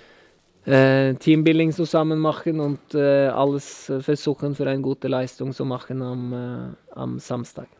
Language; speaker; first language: German; non-native, learner; Norwegian